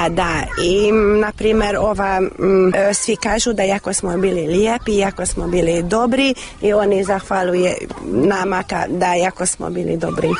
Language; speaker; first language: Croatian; non-native, local second language; Hungarian